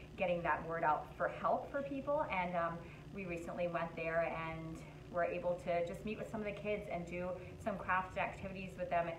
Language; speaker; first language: English; native; English